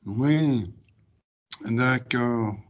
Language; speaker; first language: French; non-native, fluent; Dutch